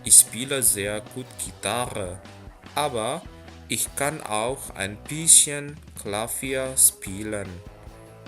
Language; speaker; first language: German; non-native, fluent; Indonesian